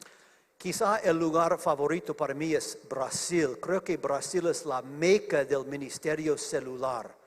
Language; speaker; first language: Spanish; non-native, fluent; English